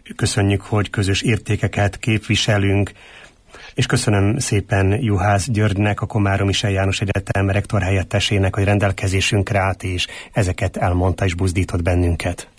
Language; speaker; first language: Hungarian; native; Hungarian